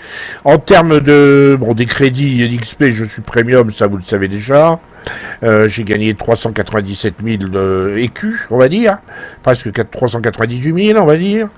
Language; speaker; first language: French; native; French